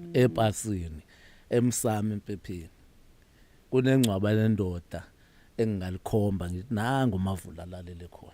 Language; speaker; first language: Zulu; native; Zulu